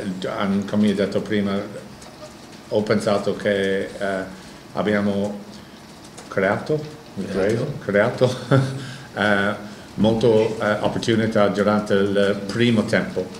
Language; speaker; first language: Italian; non-native, learner; English